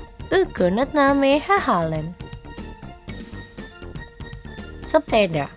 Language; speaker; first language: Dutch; non-native, learner; Indonesian